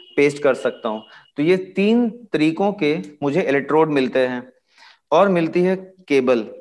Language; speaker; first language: Hindi; native; Hindi